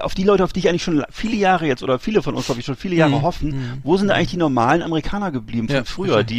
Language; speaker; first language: German; native; German